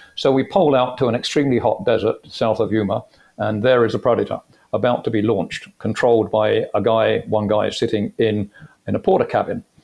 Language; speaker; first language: English; native; English